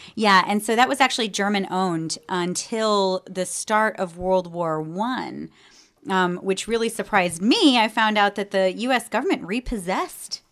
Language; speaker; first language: English; native; English